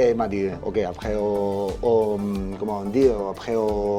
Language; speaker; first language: French; non-native, learner; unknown